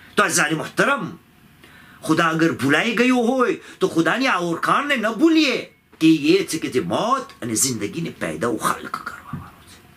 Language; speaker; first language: Gujarati; early bilingual, heritage; Gujarati